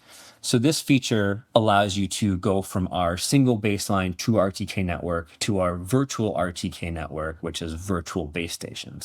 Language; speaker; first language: English; native; English